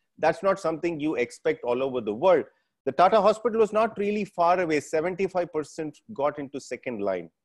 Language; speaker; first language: English; non-native, local second language; Tamil